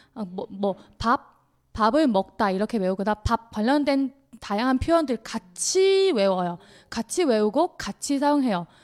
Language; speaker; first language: Korean; non-native, fluent; Chinese